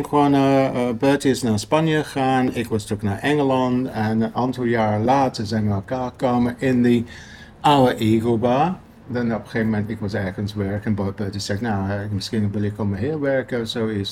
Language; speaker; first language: Dutch; non-native, fluent; English